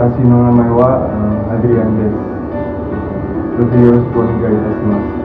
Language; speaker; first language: Japanese; non-native, learner; Indonesian